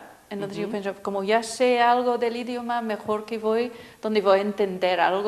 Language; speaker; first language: Spanish; non-native, fluent; English